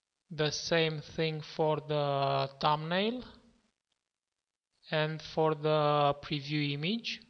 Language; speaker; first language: English; non-native, fluent; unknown